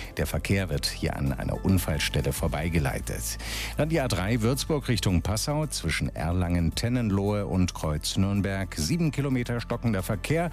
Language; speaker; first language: German; native; German